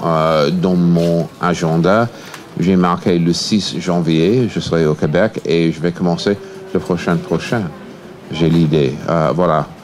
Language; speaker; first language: French; non-native, fluent; English